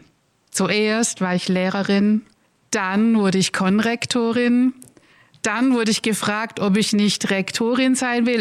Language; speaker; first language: German; native; German